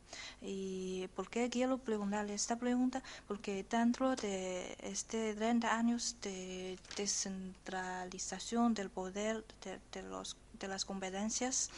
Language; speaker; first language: Spanish; non-native, learner; Chinese